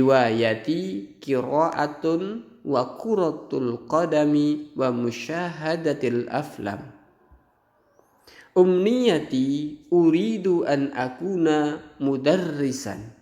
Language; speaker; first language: Arabic; non-native, fluent; Indonesian